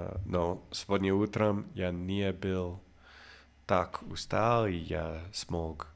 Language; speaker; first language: Russian; non-native, learner; English